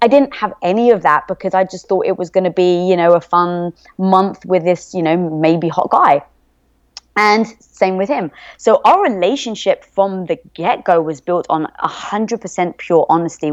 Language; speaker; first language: English; native; English